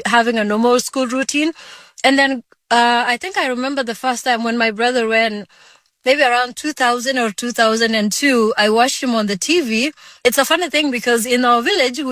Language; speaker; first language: English; non-native, local second language; Kalenjin